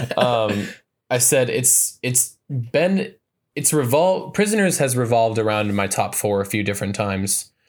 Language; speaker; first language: English; native; English